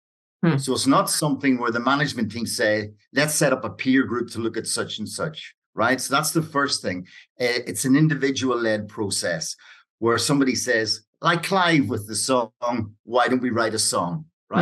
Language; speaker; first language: English; native; English